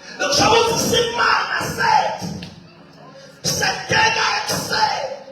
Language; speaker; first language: Zulu; non-native, local second language; Swati